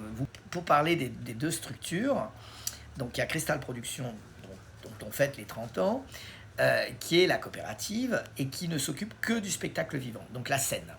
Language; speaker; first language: French; native; French